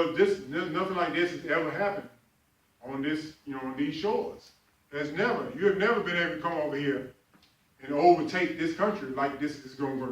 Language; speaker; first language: English; native; English